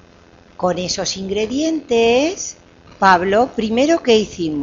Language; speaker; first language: Spanish; native; Spanish